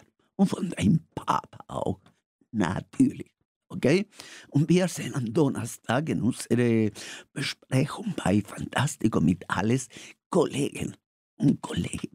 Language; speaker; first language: German; non-native, fluent; Spanish